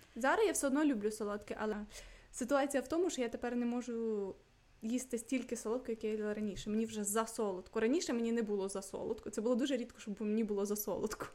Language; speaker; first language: Ukrainian; non-native, local second language; Russian